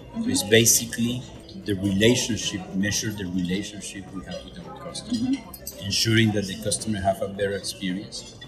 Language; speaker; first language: English; non-native, fluent; Spanish